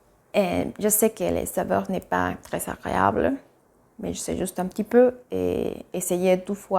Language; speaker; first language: French; non-native, fluent; Spanish